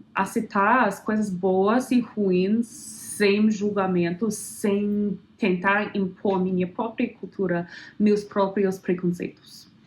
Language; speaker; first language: Portuguese; non-native, fluent; English